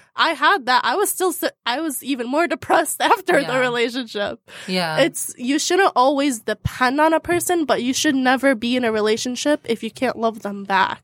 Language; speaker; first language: English; early bilingual, heritage; Arabic